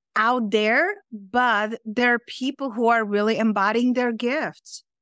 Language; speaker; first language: English; non-native, fluent; Czech